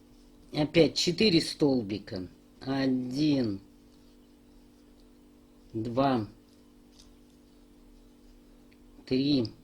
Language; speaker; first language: Russian; native; Russian